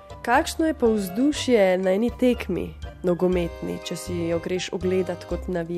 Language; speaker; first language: Slovenian; native; Slovenian